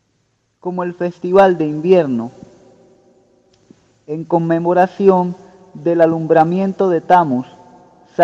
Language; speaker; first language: Spanish; native; Spanish